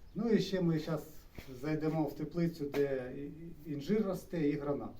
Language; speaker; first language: Ukrainian; native; Ukrainian